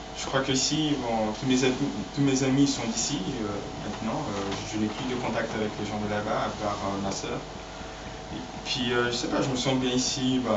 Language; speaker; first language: French; non-native, fluent; Portuguese